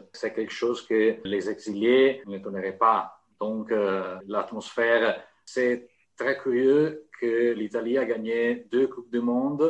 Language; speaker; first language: French; non-native, fluent; Italian